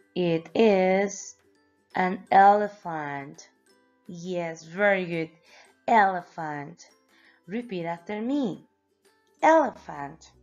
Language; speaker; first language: English; non-native, fluent; Spanish